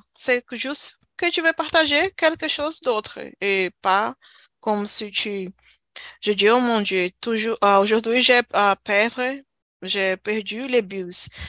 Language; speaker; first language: French; non-native, learner; Portuguese